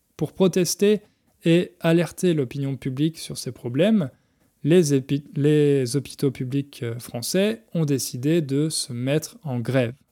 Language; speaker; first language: French; native; French